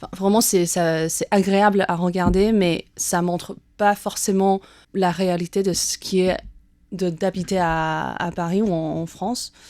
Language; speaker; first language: French; non-native, fluent; Chinese